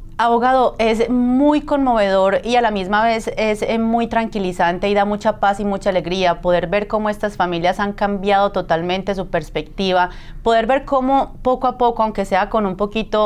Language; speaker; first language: Spanish; native; Spanish